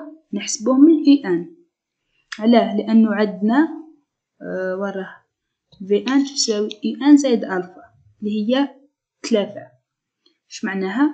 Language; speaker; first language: Arabic; native; Arabic